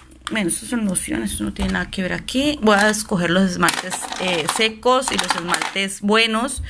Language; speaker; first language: Spanish; native; Spanish